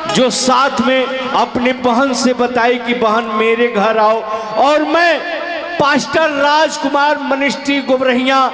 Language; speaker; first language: Hindi; native; Hindi